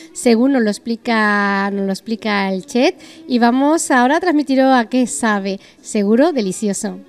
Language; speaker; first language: Spanish; native; Spanish